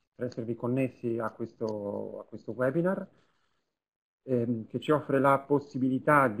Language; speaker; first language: Italian; native; Italian